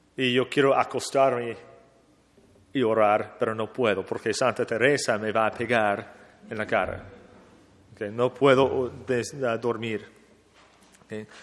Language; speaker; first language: Spanish; non-native, fluent; English